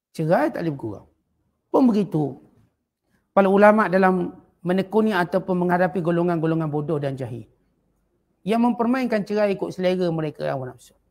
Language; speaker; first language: Malay; native; Malay